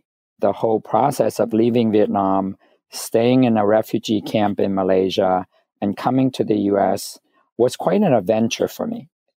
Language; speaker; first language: English; non-native, fluent; Vietnamese